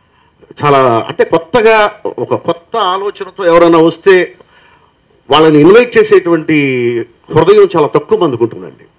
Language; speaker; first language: Telugu; native; Telugu